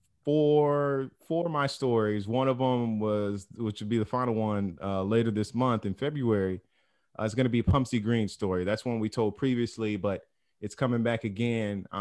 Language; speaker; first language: English; native; English